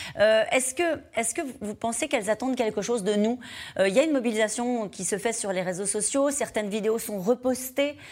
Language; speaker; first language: French; native; French